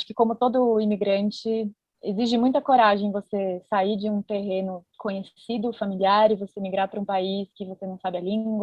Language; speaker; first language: Portuguese; native; Portuguese